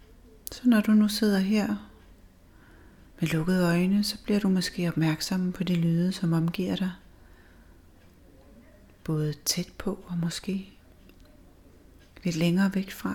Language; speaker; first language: Danish; native; Danish